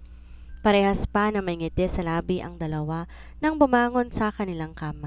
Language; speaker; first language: Filipino; native; Filipino